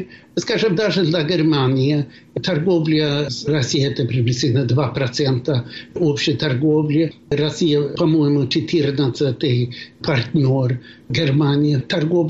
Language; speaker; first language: Russian; non-native, fluent; Swedish